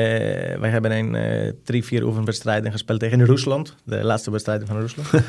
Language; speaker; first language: Dutch; non-native, fluent; Greek